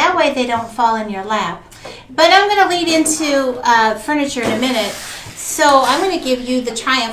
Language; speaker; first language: English; native; English